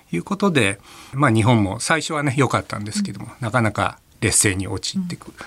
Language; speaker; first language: Japanese; native; Japanese